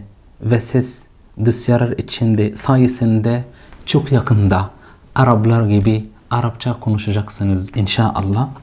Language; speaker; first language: Turkish; non-native, fluent; Arabic